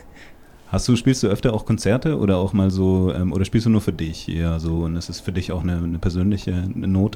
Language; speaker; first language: German; native; German